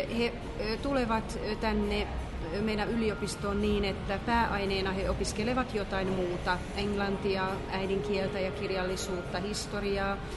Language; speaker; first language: Finnish; non-native, fluent; Hungarian